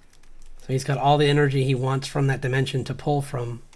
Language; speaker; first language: English; native; English